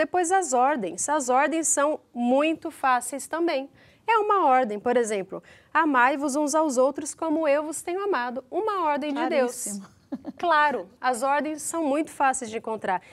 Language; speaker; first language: Portuguese; native; Portuguese